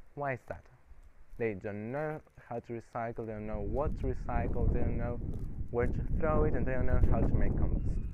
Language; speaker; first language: English; non-native, fluent; Spanish